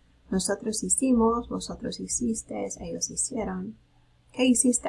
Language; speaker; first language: Spanish; non-native, fluent; English